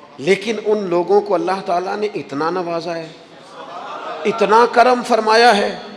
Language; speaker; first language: Urdu; non-native, local second language; Punjabi